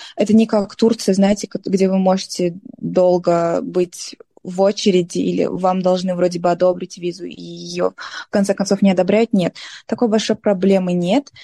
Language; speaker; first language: Russian; non-native, local second language; Tajik